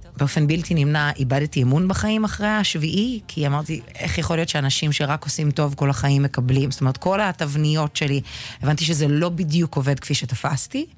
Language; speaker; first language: Hebrew; early bilingual, other home language; Russian